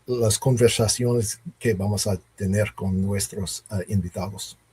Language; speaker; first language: Spanish; non-native, learner; English